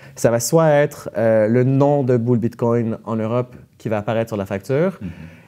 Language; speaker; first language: French; native; French